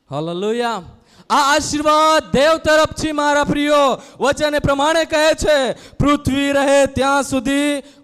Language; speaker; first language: Gujarati; non-native, local second language; Gamit